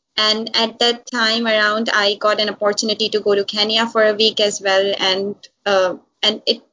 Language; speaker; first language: English; non-native, local second language; Urdu